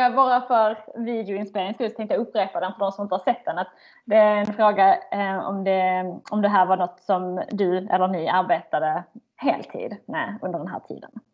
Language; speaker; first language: Swedish; native; Swedish